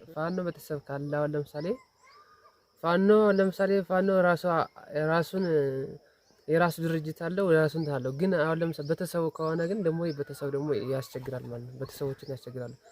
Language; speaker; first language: Amharic; non-native, local second language; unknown